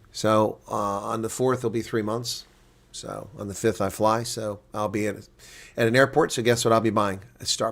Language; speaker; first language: English; native; English